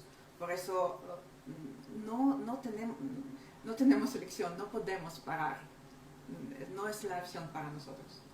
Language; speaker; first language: Spanish; non-native, fluent; Ukrainian